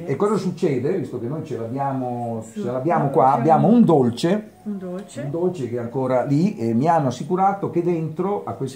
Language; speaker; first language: Italian; native; Italian